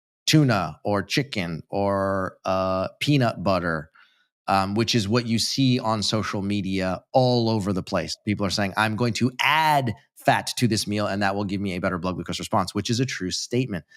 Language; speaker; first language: English; native; English